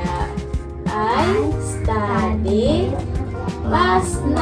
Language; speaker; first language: English; non-native, learner; Indonesian